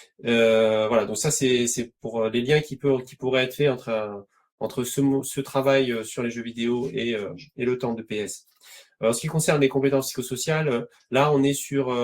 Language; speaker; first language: French; native; French